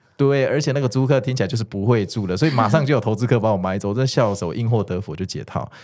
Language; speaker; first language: Chinese; native; Chinese